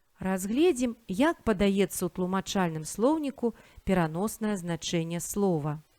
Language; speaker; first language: Belarusian; native; Belarusian